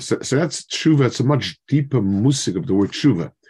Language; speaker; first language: English; native; English